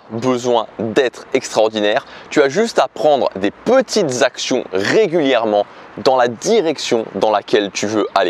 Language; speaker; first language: French; native; French